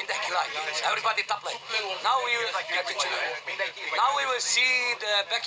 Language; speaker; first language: English; non-native, learner; Hungarian